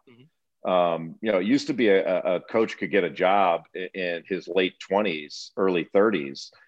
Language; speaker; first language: English; native; English